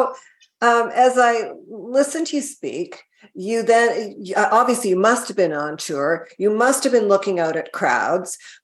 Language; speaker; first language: English; native; English